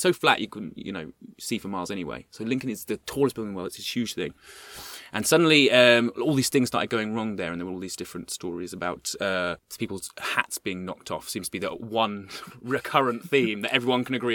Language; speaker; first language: English; native; English